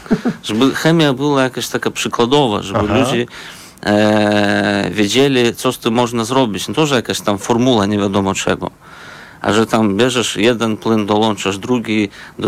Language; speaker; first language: Polish; non-native, fluent; Belarusian